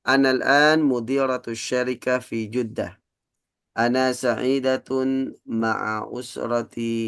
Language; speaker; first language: Arabic; non-native, fluent; Indonesian